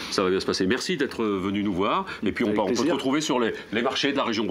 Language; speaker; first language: French; native; French